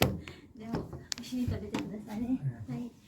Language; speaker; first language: Japanese; non-native, learner; Mizo